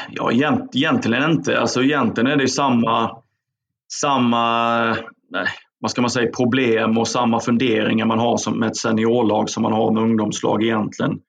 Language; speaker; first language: Swedish; native; Swedish